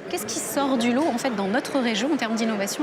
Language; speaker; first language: French; native; French